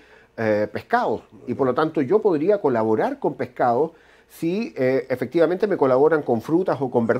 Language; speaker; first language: Spanish; native; Spanish